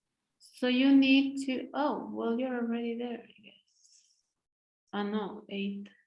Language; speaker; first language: English; non-native, fluent; Spanish